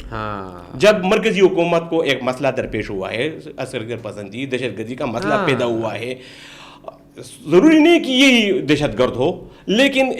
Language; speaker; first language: Urdu; non-native, local second language; Pashto